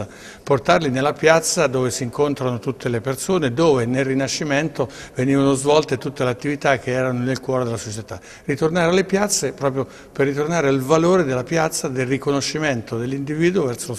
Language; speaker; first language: Italian; native; Italian